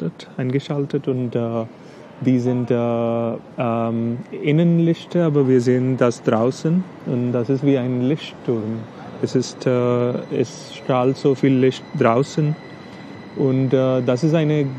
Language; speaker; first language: German; non-native, learner; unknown